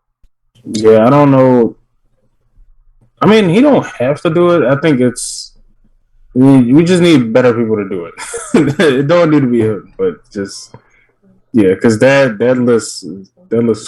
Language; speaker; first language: English; native; English